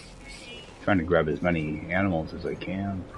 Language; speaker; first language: English; native; English